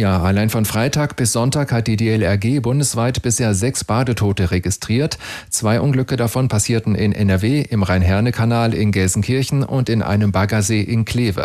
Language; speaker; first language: German; native; German